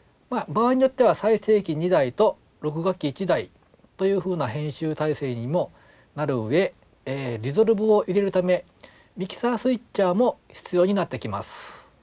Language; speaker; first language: Japanese; native; Japanese